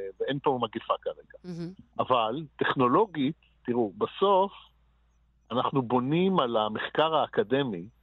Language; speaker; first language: Hebrew; native; Hebrew